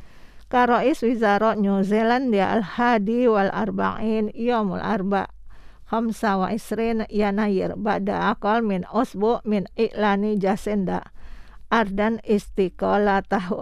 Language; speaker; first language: Arabic; non-native, fluent; Indonesian